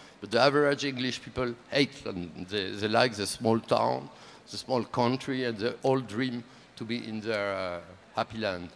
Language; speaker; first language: English; non-native, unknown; French